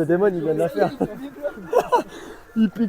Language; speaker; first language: French; native; French